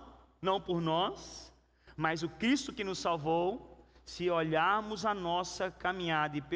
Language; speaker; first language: Portuguese; native; Portuguese